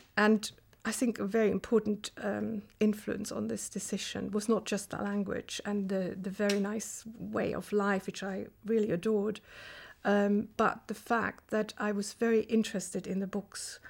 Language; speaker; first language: English; non-native, fluent; German